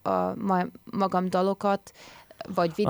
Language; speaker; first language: Hungarian; early bilingual, heritage; English